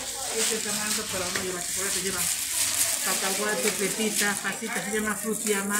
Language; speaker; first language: Spanish; native; Spanish